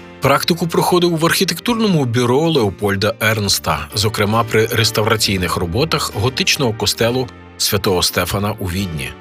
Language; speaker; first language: Ukrainian; native; Ukrainian